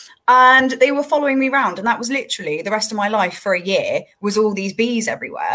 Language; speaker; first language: English; native; English